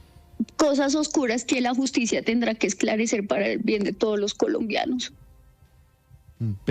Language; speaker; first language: Spanish; native; Spanish